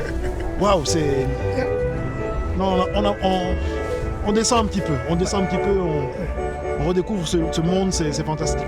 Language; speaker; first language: French; native; French